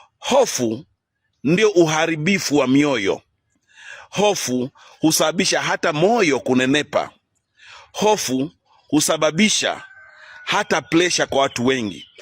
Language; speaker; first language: Swahili; native; Swahili